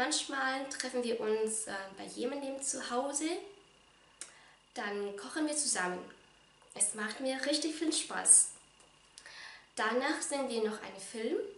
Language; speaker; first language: German; non-native, fluent; Vietnamese